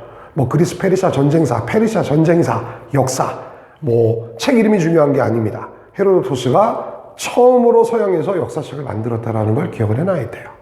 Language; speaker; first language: Korean; native; Korean